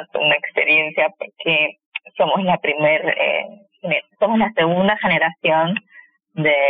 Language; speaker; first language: Spanish; native; Spanish